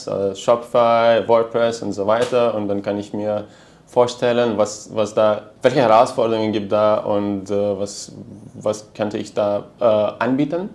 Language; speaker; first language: German; non-native, learner; Lithuanian